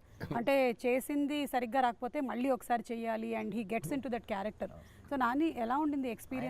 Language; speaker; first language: Telugu; native; Telugu